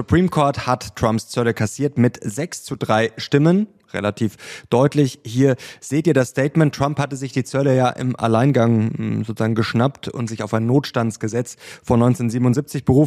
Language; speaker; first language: German; native; German